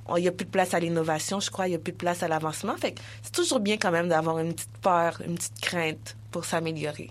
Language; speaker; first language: French; early bilingual, other home language; Haitian Creole